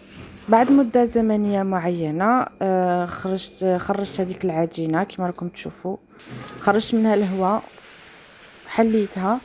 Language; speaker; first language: Arabic; native; Arabic